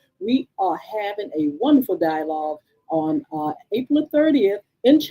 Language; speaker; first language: English; native; English